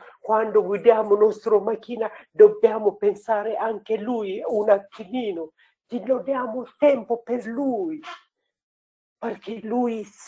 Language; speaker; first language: Italian; non-native, learner; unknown